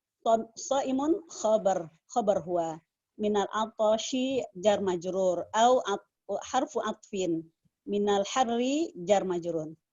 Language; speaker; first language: Arabic; non-native, learner; Indonesian